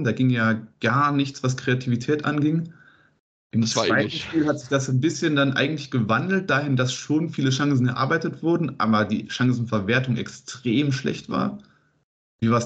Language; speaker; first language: German; native; German